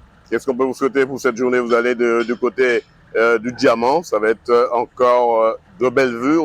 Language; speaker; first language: French; native; French